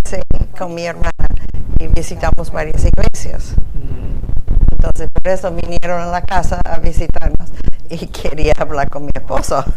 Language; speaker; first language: Spanish; non-native, fluent; English